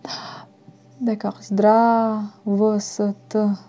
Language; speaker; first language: Russian; non-native, fluent; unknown